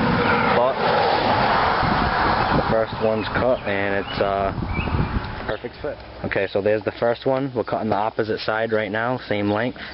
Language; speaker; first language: English; native; English